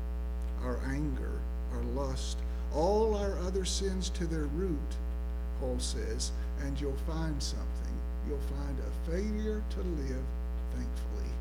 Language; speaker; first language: English; native; English